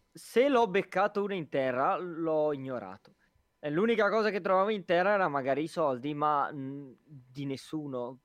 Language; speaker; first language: Italian; native; Italian